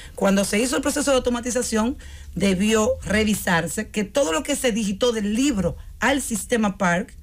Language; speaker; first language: Spanish; native; Spanish